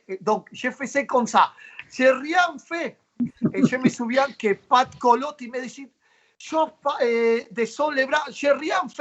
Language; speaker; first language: French; non-native, fluent; Spanish